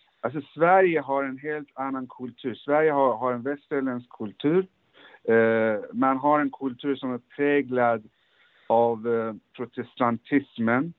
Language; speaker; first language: Swedish; early bilingual, other home language; Persian